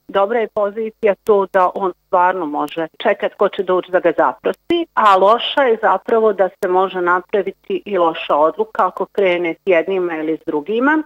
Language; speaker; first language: Bosnian; native; Bosnian